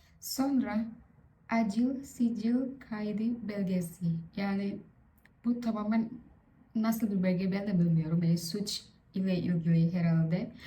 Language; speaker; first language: Turkish; non-native, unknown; Vietnamese